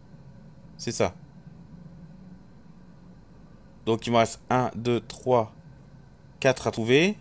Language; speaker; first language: French; native; French